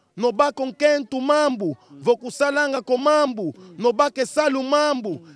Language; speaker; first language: Portuguese; non-native, local second language; Kongo